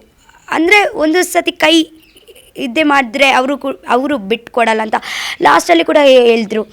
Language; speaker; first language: Kannada; non-native, learner; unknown